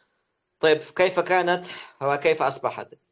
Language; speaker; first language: Arabic; non-native, fluent; Uzbek